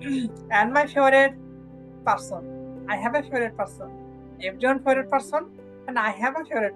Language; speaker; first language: English; non-native, learner; Bangla